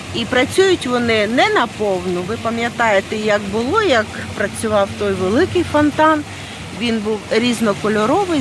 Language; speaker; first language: Ukrainian; non-native, local second language; Russian